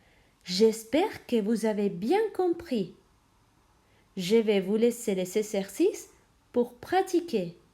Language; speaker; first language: French; non-native, fluent; Spanish